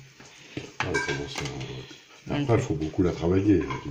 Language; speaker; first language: French; native; French